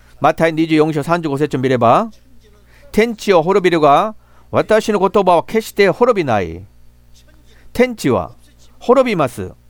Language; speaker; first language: Japanese; non-native, fluent; Korean